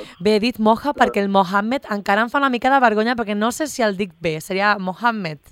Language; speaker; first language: Catalan; native; Catalan